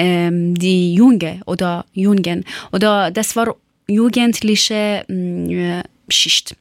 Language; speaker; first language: German; non-native, learner; Persian